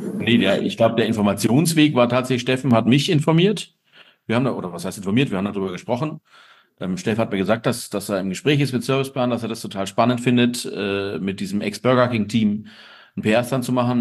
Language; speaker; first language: German; native; German